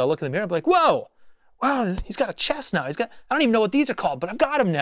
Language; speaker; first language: English; native; English